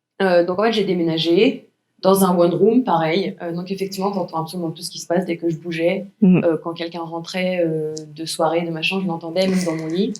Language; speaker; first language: French; native; French